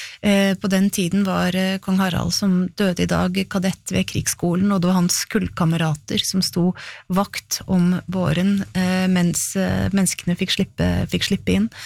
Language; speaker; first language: Norwegian; native; Norwegian